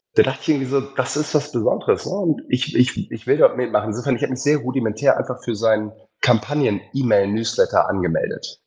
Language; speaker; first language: German; native; German